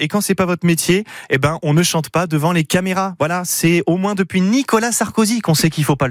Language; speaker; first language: French; native; French